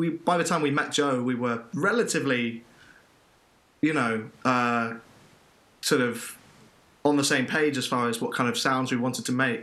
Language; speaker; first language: English; native; English